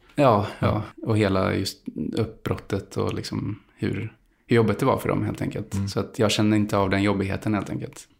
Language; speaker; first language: Swedish; early bilingual, other home language; Spanish